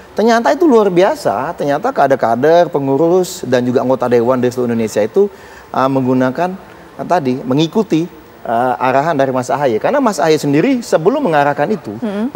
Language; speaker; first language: Indonesian; native; Indonesian